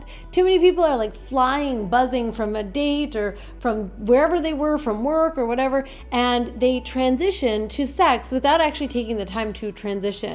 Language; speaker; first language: English; native; English